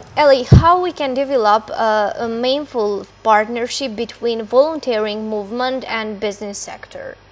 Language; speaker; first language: English; non-native, fluent; Albanian